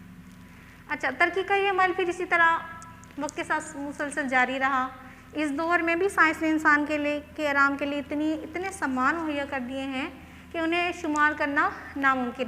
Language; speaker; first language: Hindi; non-native, local second language; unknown